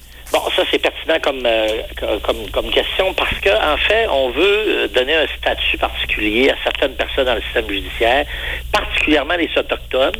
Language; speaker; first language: French; native; French